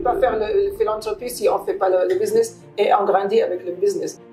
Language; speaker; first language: French; non-native, fluent; Arabic